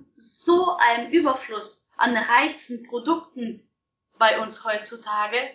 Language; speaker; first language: German; non-native, fluent; Russian